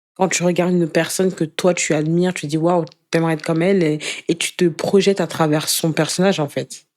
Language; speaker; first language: French; early bilingual, other home language; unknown